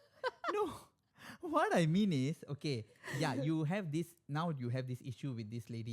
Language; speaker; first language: English; native; English